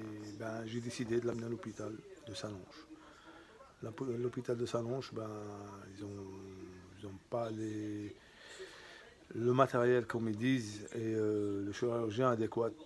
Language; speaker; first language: French; native; French